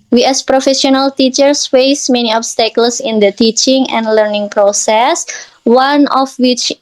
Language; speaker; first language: English; non-native, learner; Indonesian